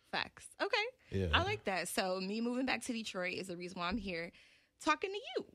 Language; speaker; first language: English; native; English